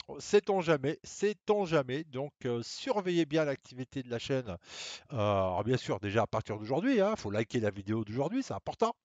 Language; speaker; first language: French; native; French